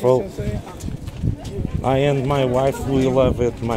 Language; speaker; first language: English; non-native, learner; Portuguese